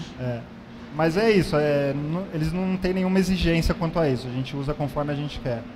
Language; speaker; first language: Portuguese; native; Portuguese